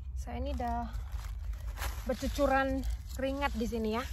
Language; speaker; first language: Indonesian; native; Indonesian